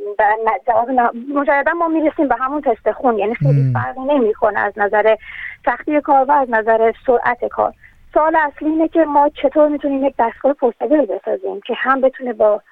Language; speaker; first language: Persian; native; Persian